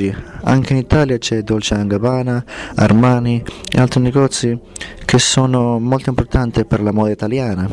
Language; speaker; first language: Italian; non-native, learner; English